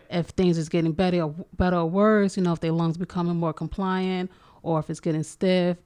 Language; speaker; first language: English; native; English